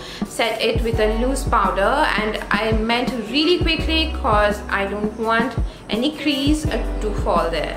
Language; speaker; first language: English; non-native, local second language; Bangla